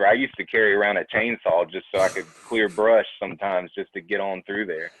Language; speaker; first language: English; native; English